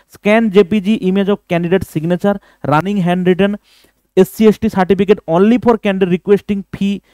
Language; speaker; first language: English; non-native, local second language; Bangla